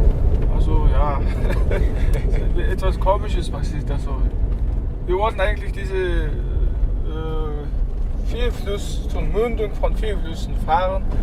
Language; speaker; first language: German; non-native, learner; Mongolian